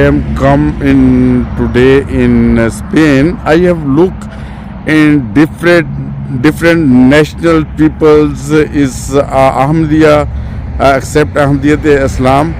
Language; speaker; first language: English; non-native, learner; Urdu